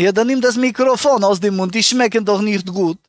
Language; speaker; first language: German; native; German